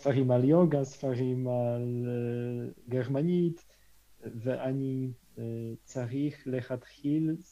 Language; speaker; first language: Hebrew; non-native, learner; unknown